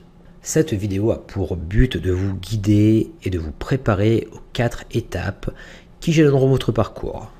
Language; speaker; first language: French; native; French